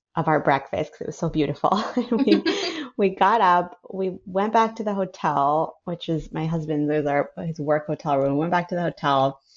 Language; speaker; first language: English; early bilingual, other home language; Spanish